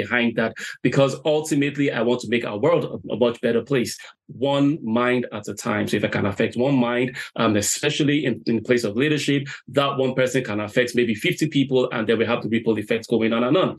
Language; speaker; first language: English; non-native, local second language; Yoruba